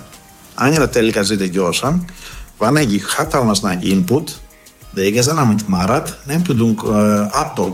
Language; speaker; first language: Hungarian; non-native, learner; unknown